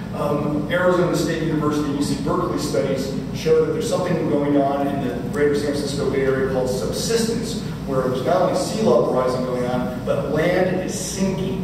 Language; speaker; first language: English; native; English